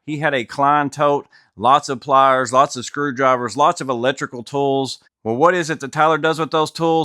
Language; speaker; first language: English; native; English